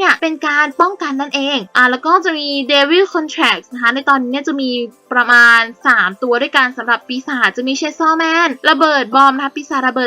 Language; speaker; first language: Thai; native; Thai